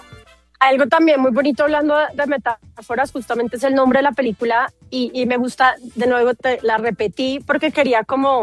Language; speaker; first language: Spanish; native; Spanish